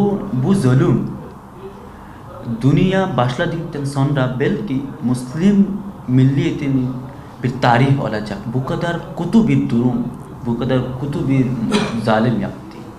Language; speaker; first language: Turkish; non-native, learner; Bangla